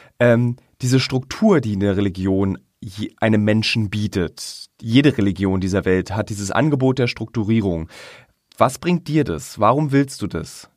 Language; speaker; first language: German; native; German